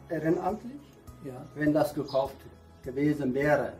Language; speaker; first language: German; non-native, learner; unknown